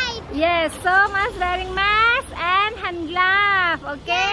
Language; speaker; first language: English; non-native, learner; Indonesian